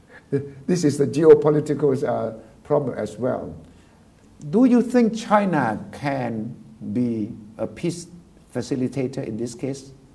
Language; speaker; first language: English; non-native, fluent; Thai